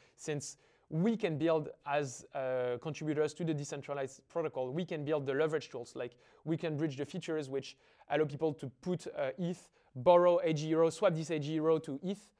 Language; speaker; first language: English; non-native, fluent; French